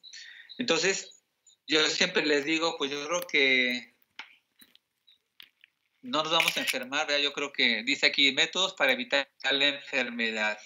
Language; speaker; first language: Spanish; native; Spanish